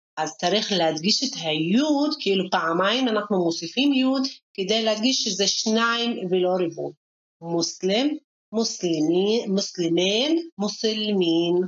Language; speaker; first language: Hebrew; non-native, local second language; Arabic